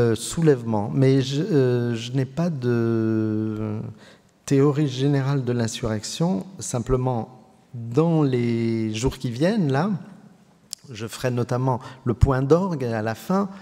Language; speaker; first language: French; native; French